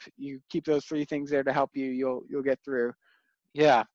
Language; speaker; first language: English; native; English